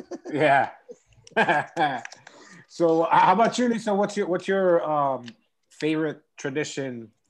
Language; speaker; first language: English; early bilingual, other home language; Spanish